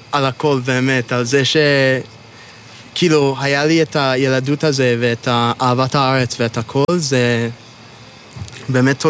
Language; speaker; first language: Hebrew; non-native, fluent; English